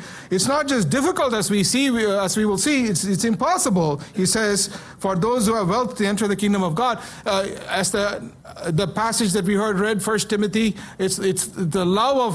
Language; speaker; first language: English; non-native, local second language; Malayalam